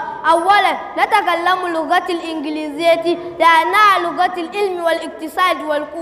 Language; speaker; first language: Arabic; non-native, learner; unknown